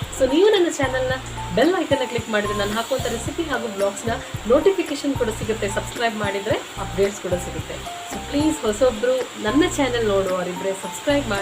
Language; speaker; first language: Kannada; non-native, local second language; Tulu